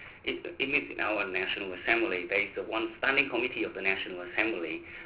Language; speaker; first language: English; non-native, fluent; Vietnamese